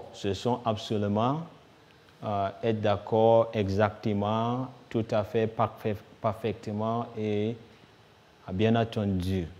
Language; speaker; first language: French; non-native, fluent; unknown